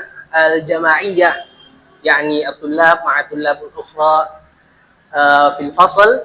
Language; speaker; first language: Arabic; non-native, fluent; Indonesian